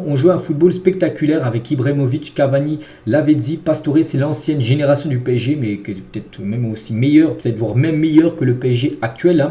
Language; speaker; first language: French; native; French